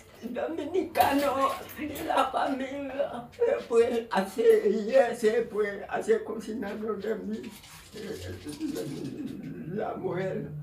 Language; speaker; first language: Spanish; non-native, learner; Haitian Creole